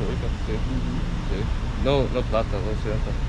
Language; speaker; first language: Spanish; non-native, learner; English